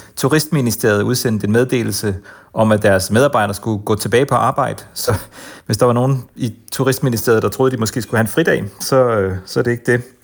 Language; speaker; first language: Danish; native; Danish